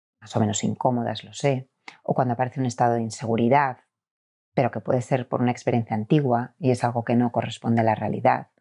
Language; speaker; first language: Spanish; native; Spanish